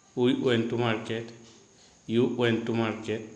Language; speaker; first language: English; non-native, local second language; Assamese